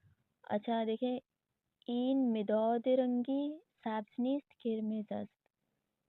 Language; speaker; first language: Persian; non-native, fluent; Urdu